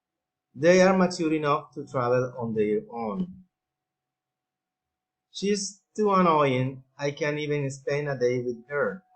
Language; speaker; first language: English; non-native, fluent; Spanish